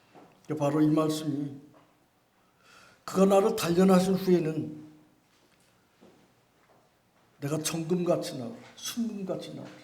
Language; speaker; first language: Korean; native; Korean